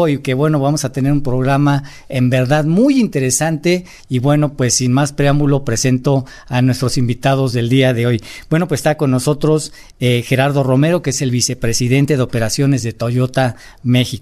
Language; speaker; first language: Spanish; native; Spanish